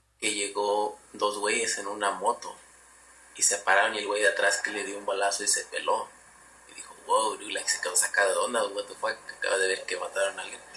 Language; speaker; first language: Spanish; early bilingual, heritage; Spanish